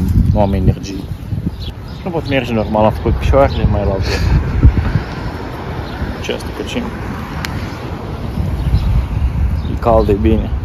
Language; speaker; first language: Romanian; native; Romanian